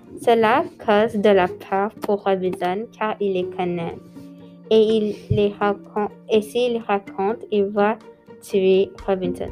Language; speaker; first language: French; non-native, local second language; English